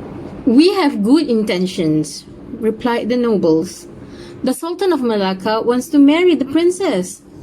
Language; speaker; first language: English; non-native, local second language; Malay